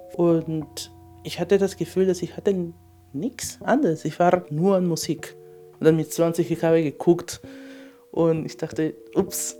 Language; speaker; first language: German; non-native, fluent; Spanish